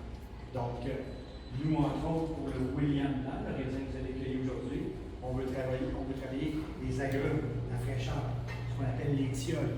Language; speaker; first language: French; native; French